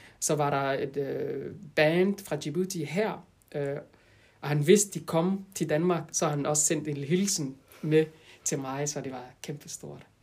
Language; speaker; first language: Danish; non-native, fluent; French